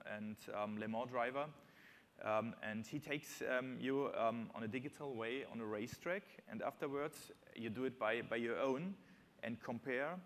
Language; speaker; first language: English; non-native, fluent; German